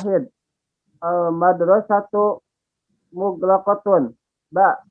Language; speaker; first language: Arabic; non-native, learner; Indonesian